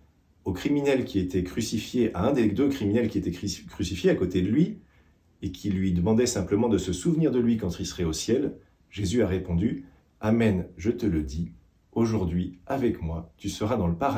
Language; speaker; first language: French; native; French